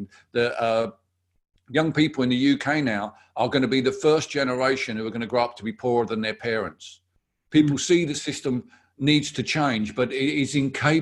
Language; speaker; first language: English; native; English